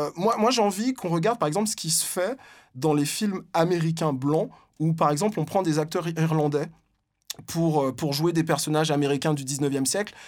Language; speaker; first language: French; native; French